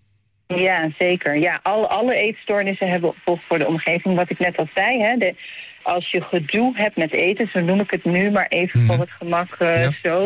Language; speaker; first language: Dutch; native; Dutch